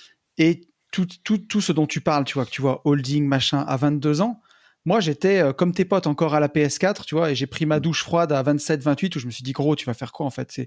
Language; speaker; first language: French; native; French